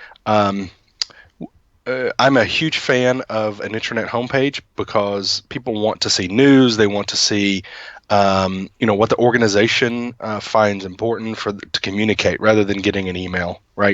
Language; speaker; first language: English; native; English